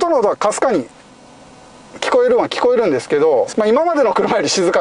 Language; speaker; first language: Japanese; native; Japanese